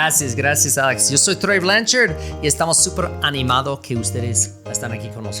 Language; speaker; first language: Spanish; non-native, fluent; English